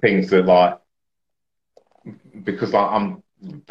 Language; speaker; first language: English; native; English